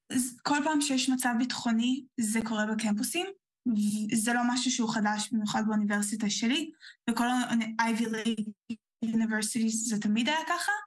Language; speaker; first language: Hebrew; early bilingual, heritage; Hebrew